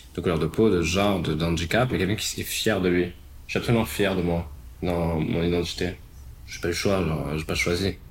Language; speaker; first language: French; native; French